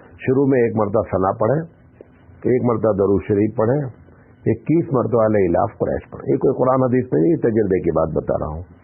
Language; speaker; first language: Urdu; native; Urdu